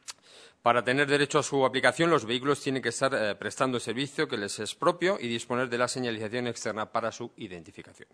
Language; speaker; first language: Spanish; native; Spanish